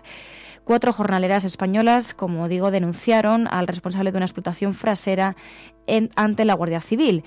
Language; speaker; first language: Spanish; native; Spanish